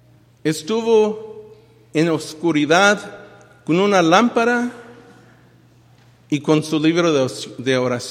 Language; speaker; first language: Spanish; early bilingual, heritage; Spanish